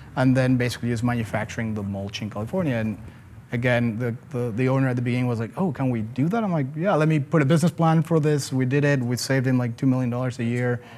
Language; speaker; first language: English; non-native, fluent; Spanish